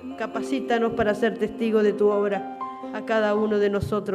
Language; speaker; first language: Spanish; native; Spanish